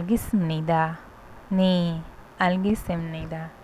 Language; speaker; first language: Korean; non-native, fluent; Hindi